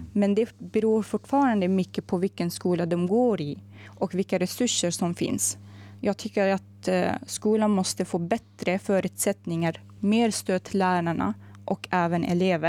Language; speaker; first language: Swedish; non-native, fluent; Arabic